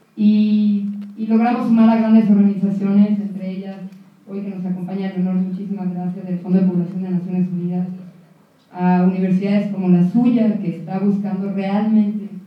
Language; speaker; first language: Spanish; native; Spanish